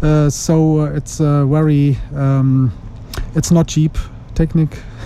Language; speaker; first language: English; non-native, learner; German